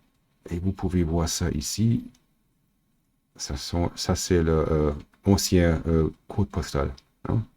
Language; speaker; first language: French; non-native, fluent; German